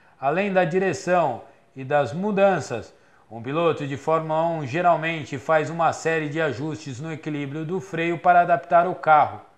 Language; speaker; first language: Portuguese; native; Portuguese